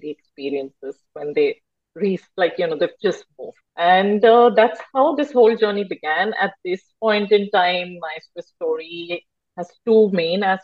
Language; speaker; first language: English; non-native, local second language; Hindi